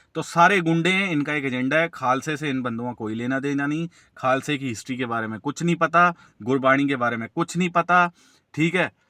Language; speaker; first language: Hindi; non-native, local second language; Punjabi